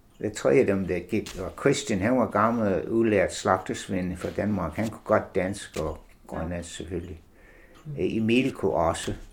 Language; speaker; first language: Danish; non-native, fluent; English